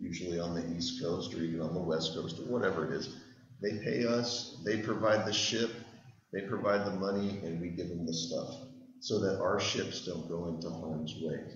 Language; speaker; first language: English; native; English